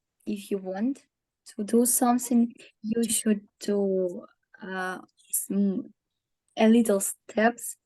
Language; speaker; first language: English; non-native, learner; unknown